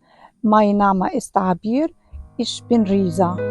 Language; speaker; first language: German; non-native, learner; Arabic